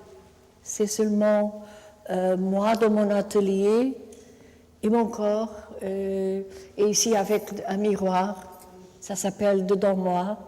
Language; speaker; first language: French; non-native, fluent; Portuguese